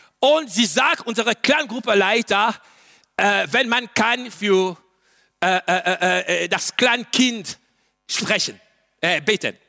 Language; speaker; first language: German; non-native, learner; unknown